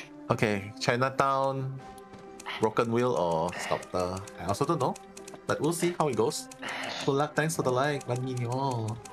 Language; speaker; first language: English; non-native, local second language; Chinese